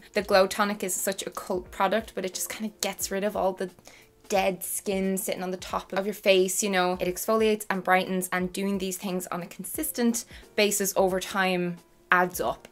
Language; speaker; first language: English; native; English